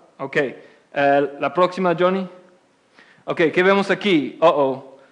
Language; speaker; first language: Spanish; non-native, fluent; English